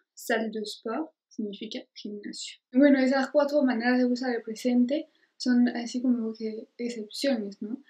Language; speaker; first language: Spanish; non-native, fluent; French